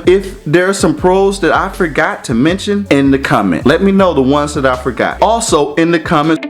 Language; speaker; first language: English; native; English